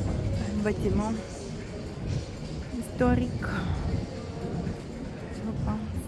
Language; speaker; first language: French; non-native, fluent; Russian